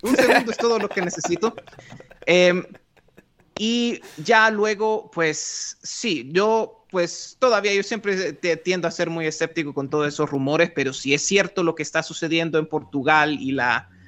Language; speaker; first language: Spanish; native; Spanish